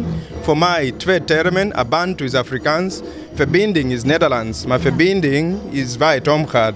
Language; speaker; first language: Dutch; non-native, fluent; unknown